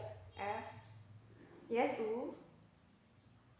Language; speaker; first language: English; non-native, learner; Indonesian